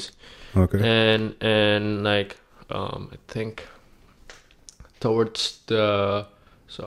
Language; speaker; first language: English; non-native, fluent; Indonesian